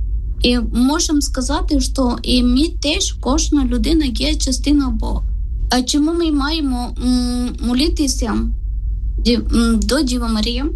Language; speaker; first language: Ukrainian; non-native, learner; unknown